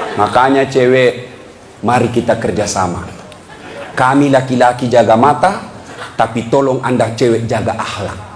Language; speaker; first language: Indonesian; native; Indonesian